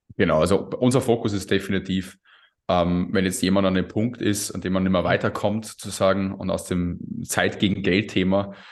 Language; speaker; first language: German; native; German